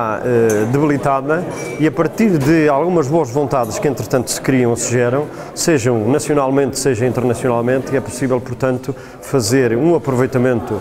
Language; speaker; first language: Portuguese; native; Portuguese